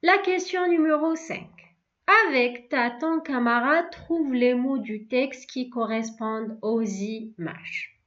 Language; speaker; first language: French; non-native, local second language; Arabic